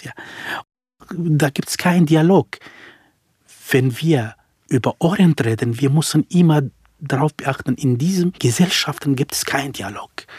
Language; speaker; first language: German; non-native, fluent; Central Kurdish